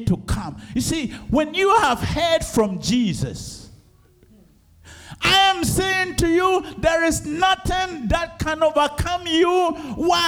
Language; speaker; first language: English; non-native, local second language; Akan